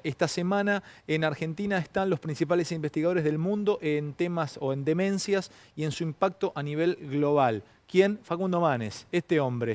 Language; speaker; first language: Spanish; native; Spanish